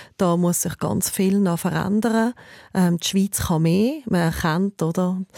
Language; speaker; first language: German; native; German